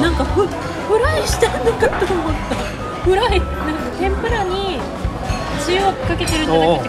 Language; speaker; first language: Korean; non-native, learner; Japanese